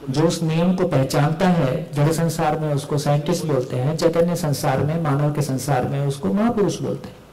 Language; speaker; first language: Hindi; native; Hindi